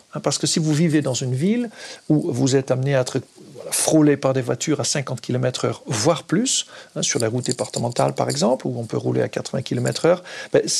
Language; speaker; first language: French; non-native, fluent; Dutch